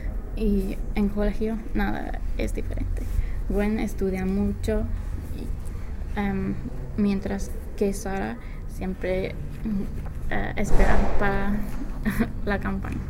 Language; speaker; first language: Spanish; non-native, learner; English